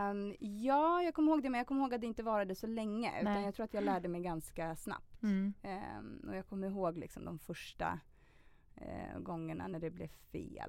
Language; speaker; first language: Swedish; early bilingual, other home language; Russian